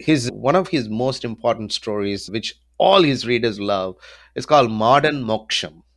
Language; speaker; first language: English; non-native, local second language; Tamil